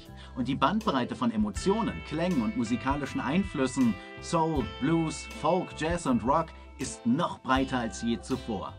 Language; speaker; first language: German; native; German